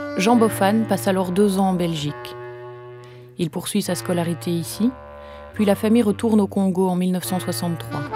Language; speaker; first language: French; native; French